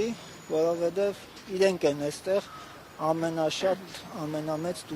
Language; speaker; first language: Armenian; native; Armenian